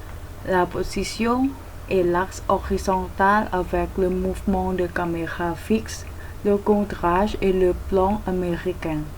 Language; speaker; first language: French; non-native, learner; Thai